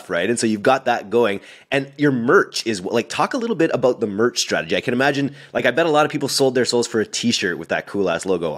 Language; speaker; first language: English; native; English